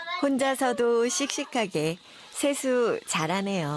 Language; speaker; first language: Korean; native; Korean